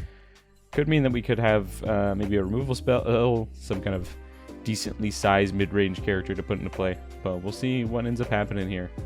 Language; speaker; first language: English; native; English